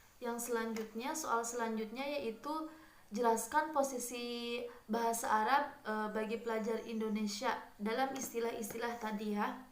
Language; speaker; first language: Indonesian; non-native, local second language; Sundanese